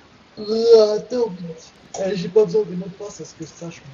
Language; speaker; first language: French; native; French